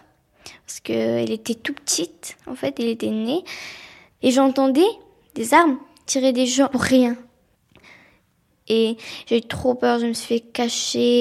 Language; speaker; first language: French; early bilingual, other home language; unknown